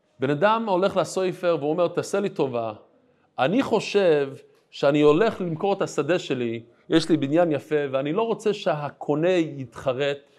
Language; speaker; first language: Hebrew; non-native, fluent; English